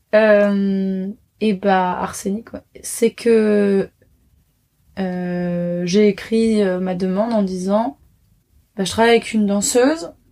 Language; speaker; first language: French; native; French